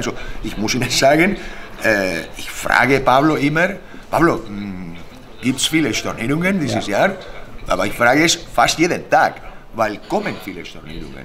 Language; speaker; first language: German; non-native, fluent; Spanish